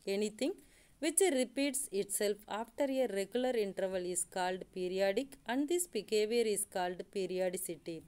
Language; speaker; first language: English; non-native, local second language; Tamil